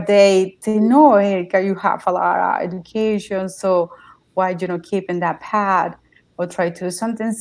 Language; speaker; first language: English; non-native, learner; Spanish